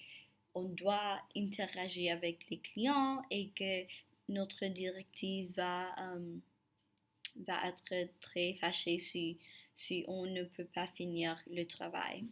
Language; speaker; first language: French; non-native, learner; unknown